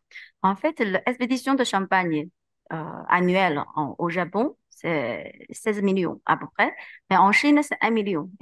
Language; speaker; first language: French; non-native, learner; Chinese